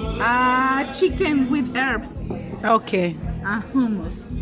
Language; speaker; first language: English; non-native, learner; Spanish